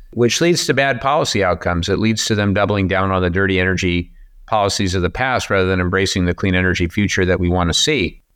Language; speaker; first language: English; native; English